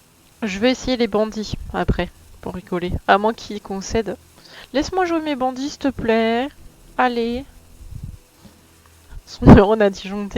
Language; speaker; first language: French; native; French